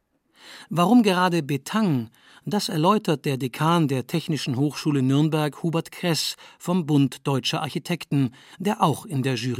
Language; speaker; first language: German; native; German